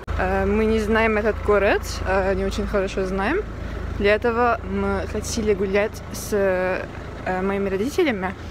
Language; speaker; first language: Russian; non-native, learner; Turkish